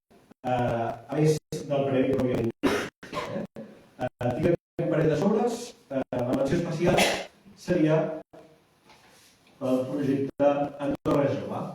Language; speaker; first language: Catalan; native; Catalan